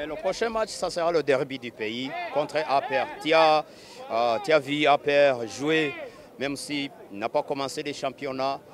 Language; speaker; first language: French; non-native, local second language; Kinyarwanda